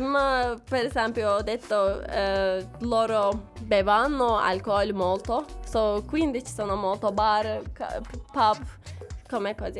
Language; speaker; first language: Italian; non-native, learner; Turkish